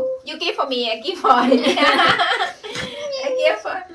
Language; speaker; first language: English; non-native, learner; Thai